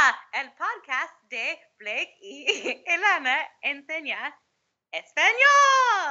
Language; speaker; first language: Spanish; non-native, learner; English